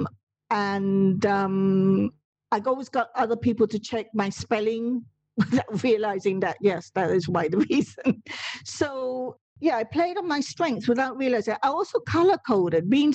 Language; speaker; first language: English; non-native, fluent; Spanish